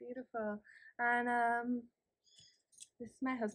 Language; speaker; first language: English; native; English